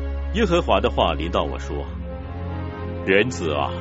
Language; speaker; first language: Chinese; native; Chinese